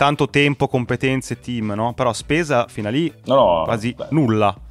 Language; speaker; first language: Italian; native; Italian